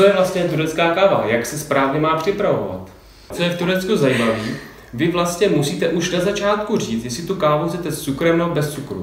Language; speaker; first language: Czech; native; Czech